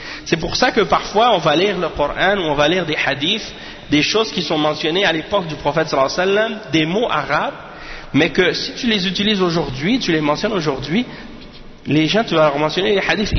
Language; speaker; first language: French; native; French